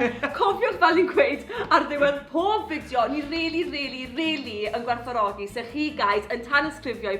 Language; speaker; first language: Welsh; native; Welsh